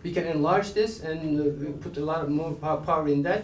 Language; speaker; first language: English; non-native, fluent; Turkish